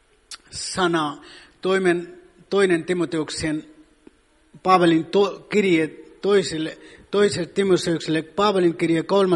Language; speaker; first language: Finnish; non-native, fluent; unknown